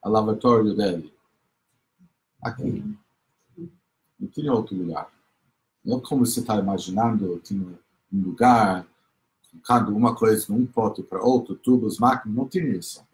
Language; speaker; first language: Portuguese; non-native, fluent; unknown